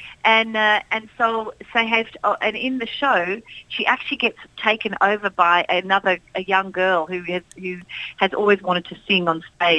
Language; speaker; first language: English; early bilingual, other home language; Dutch